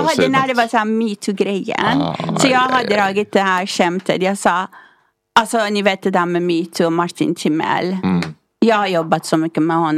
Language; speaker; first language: Swedish; non-native, fluent; Persian